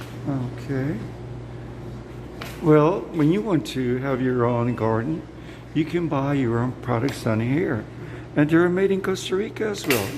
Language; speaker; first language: English; non-native, fluent; Spanish